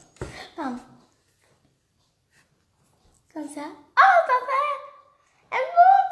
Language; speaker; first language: French; native; French